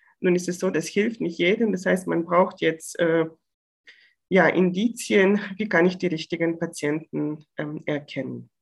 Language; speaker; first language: German; non-native, fluent; Bulgarian